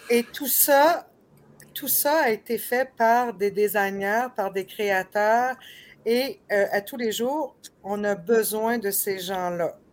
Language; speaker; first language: French; native; French